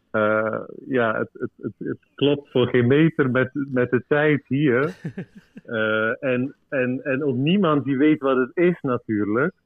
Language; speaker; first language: Dutch; native; Dutch